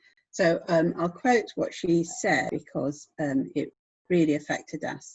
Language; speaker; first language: English; native; English